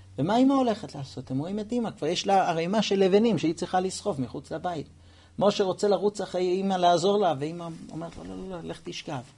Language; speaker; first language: Hebrew; non-native, fluent; English